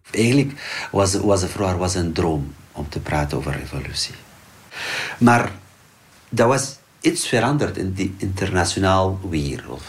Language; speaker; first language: Dutch; non-native, learner; Arabic